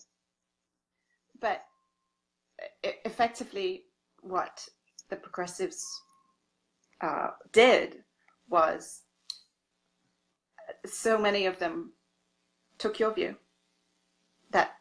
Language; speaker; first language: English; native; English